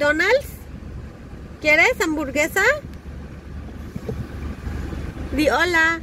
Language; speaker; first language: Spanish; native; Spanish